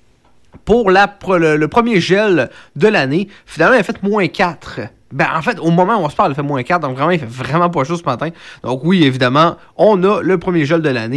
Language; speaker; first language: French; native; French